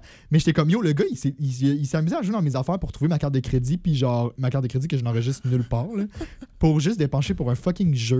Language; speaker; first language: French; native; French